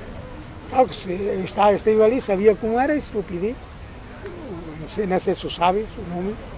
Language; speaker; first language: Portuguese; non-native, local second language; Spanish